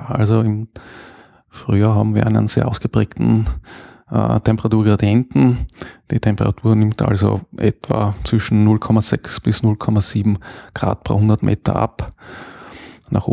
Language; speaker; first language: German; native; German